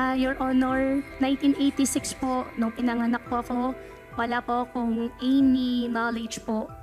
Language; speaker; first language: Filipino; native; Filipino